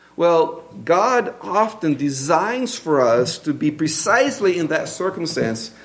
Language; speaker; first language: English; non-native, fluent; Portuguese